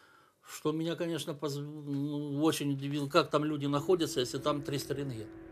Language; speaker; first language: Russian; native; Russian